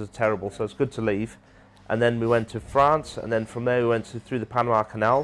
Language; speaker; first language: English; native; English